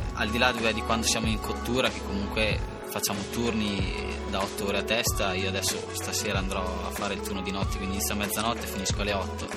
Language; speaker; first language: Italian; native; Italian